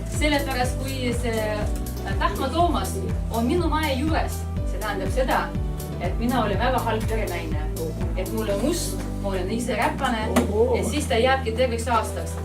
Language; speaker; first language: Estonian; non-native, local second language; Russian